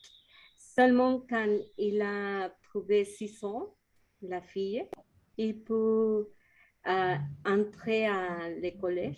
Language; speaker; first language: French; non-native, learner; Spanish